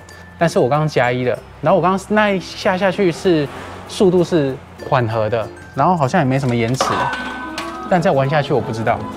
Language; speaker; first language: Chinese; native; Chinese